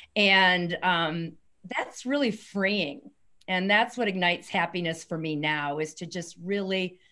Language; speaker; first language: English; native; English